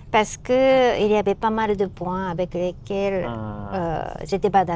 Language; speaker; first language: French; non-native, learner; Japanese